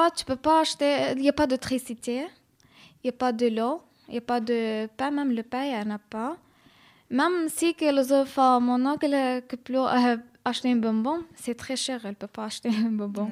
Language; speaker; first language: French; non-native, learner; Arabic